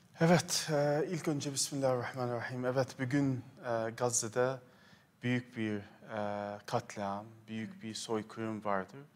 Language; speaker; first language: Turkish; non-native, fluent; Arabic